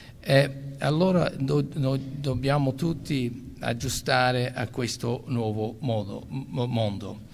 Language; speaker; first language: Italian; early bilingual, other home language; English